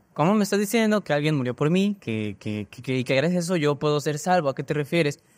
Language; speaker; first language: Spanish; native; Spanish